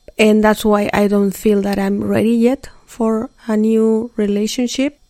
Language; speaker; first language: English; non-native, fluent; Spanish